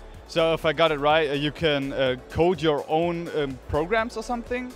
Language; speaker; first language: English; non-native, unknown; German